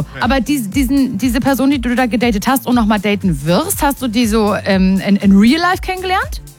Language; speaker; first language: German; native; German